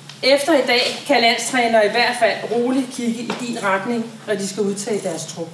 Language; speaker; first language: Danish; native; Danish